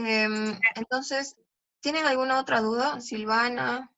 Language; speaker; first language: Spanish; native; Spanish